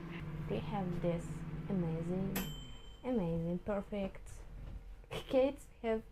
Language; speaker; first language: English; non-native, learner; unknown